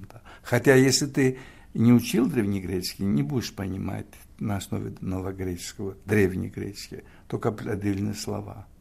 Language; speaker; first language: Russian; non-native, fluent; Greek